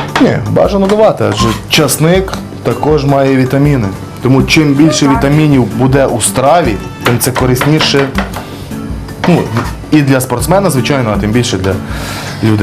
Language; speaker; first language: Ukrainian; native; Ukrainian